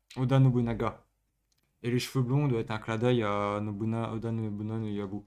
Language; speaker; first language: French; native; French